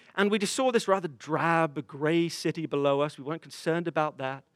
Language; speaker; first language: English; native; English